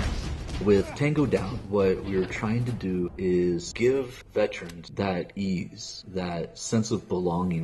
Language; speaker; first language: English; native; English